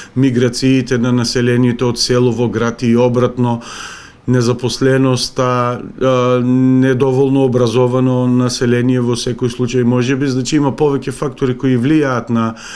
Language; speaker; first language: Macedonian; native; Macedonian